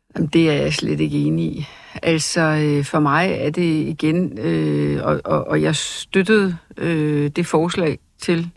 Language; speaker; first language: Danish; native; Danish